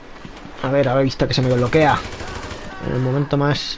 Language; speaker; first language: Spanish; native; Spanish